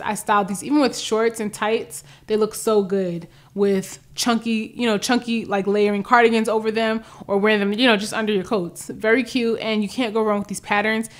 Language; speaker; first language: English; native; English